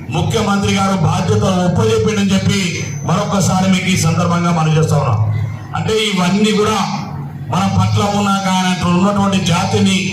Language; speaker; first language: Telugu; non-native, local second language; Lambadi